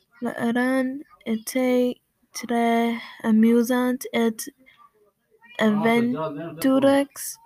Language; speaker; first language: French; non-native, learner; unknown